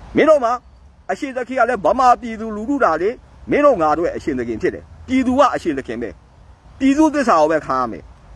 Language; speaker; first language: Burmese; native; Burmese